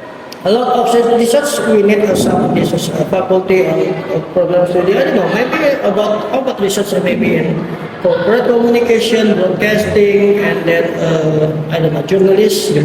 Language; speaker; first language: English; non-native, learner; Indonesian